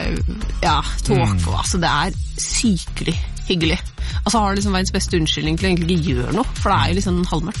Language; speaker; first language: Norwegian; native; Norwegian